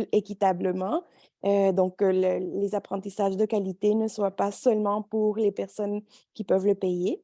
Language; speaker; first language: French; native; French